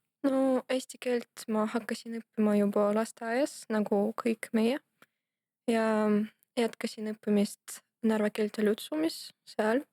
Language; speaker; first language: Estonian; non-native, local second language; Russian